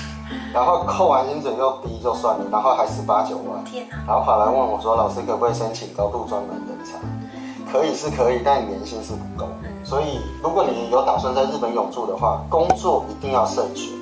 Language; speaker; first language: Chinese; native; Chinese